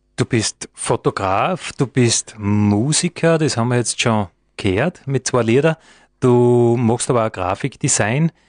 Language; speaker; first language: German; native; German